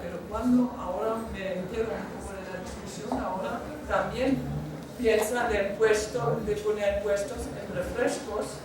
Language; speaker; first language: Spanish; non-native, fluent; German